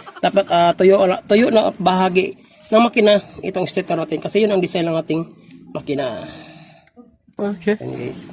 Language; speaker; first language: Filipino; non-native, local second language; Cebuano